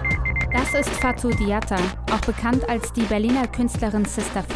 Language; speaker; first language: German; native; German